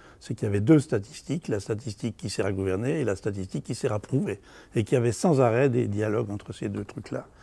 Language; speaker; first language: French; native; French